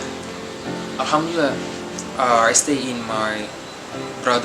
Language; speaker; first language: English; non-native, learner; Arabic